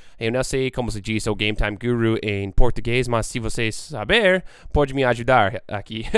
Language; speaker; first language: Portuguese; non-native, fluent; English